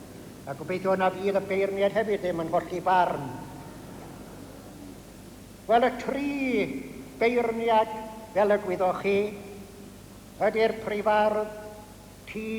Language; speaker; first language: Welsh; native; Welsh